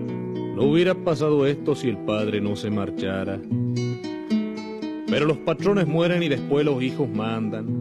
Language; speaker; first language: Spanish; native; Spanish